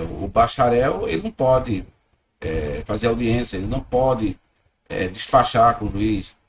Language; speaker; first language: Portuguese; native; Portuguese